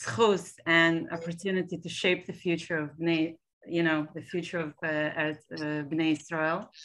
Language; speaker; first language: English; non-native, fluent; Hebrew